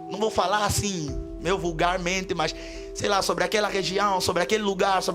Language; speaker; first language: Portuguese; native; Portuguese